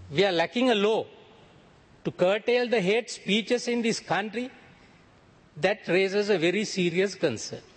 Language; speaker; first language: English; non-native, local second language; Sinhala